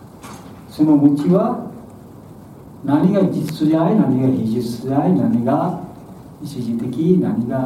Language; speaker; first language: Japanese; non-native, learner; Bangla